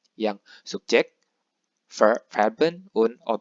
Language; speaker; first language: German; non-native, fluent; Indonesian